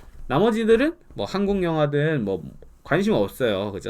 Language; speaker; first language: Korean; native; Korean